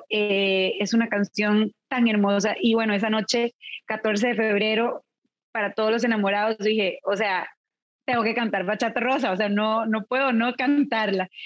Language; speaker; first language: Spanish; native; Spanish